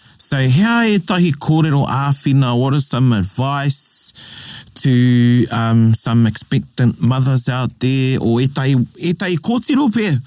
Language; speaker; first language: English; native; English